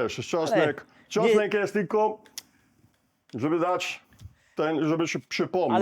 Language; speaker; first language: Polish; non-native, learner; Italian